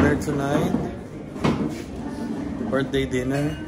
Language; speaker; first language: English; non-native, local second language; Filipino